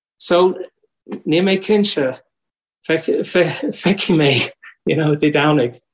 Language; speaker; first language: Irish; non-native, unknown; English